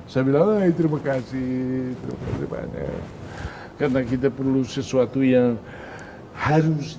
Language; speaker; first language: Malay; non-native, local second language; Portuguese